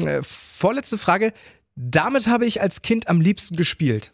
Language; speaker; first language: German; native; German